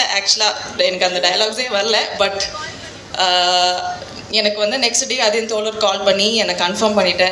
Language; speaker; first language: Tamil; non-native, fluent; Malayalam